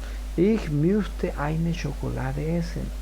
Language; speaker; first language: German; non-native, fluent; Spanish